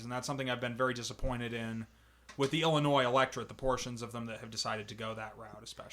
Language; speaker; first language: English; native; English